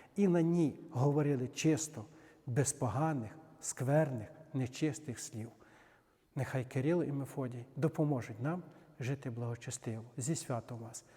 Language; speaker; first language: Ukrainian; native; Ukrainian